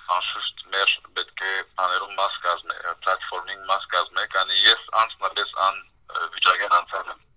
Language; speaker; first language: Armenian; early bilingual, heritage; Armenian